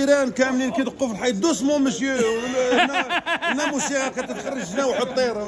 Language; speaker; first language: Arabic; native; Arabic